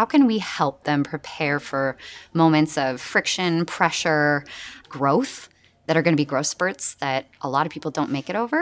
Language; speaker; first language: English; native; English